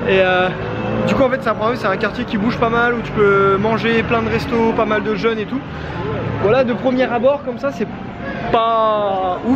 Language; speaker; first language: French; native; French